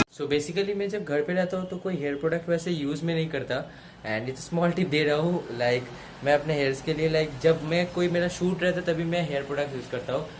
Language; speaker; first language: Hindi; non-native, local second language; Bangla